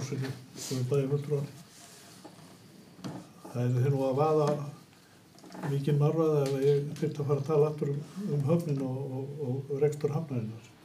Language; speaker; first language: Icelandic; native; Icelandic